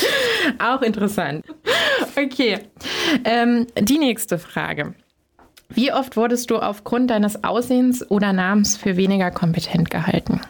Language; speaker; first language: German; native; German